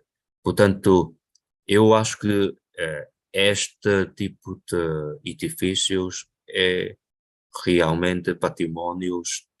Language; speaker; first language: Portuguese; non-native, local second language; Chinese